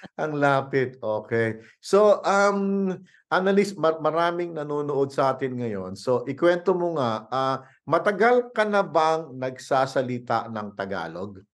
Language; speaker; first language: Filipino; native; Filipino